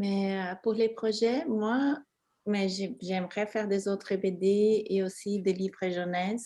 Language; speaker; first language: French; non-native, fluent; Portuguese